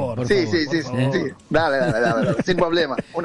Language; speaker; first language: Spanish; non-native, fluent; Bangla